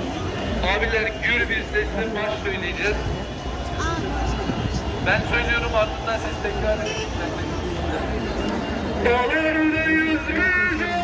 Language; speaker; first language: Turkish; native; Turkish